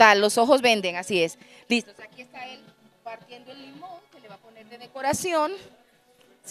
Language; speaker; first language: Spanish; native; Spanish